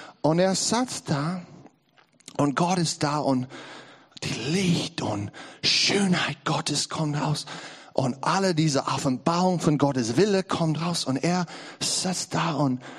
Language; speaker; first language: German; non-native, learner; English